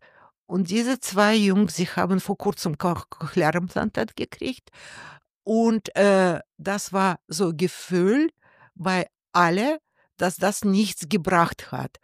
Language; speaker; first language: German; non-native, learner; Russian